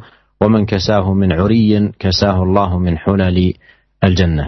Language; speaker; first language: Arabic; native; Arabic